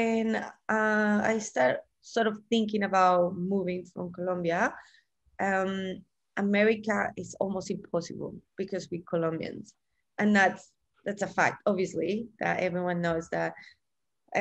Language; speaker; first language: English; non-native, fluent; Spanish